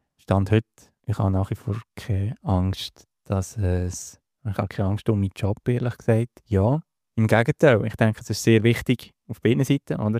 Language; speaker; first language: German; native; German